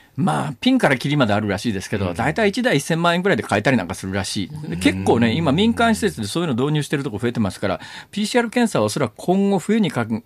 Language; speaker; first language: Japanese; native; Japanese